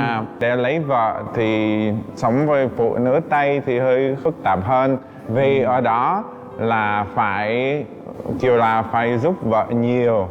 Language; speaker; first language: Vietnamese; non-native, fluent; Czech